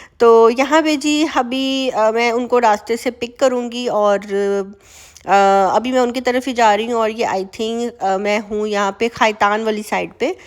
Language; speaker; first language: Urdu; native; Urdu